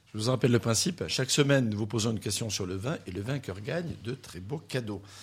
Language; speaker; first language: French; native; French